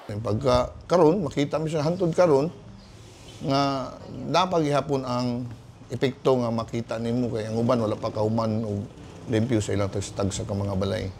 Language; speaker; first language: Cebuano; native; Cebuano